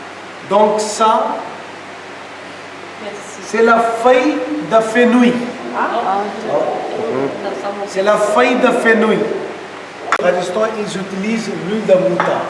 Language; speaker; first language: French; non-native, fluent; Hindi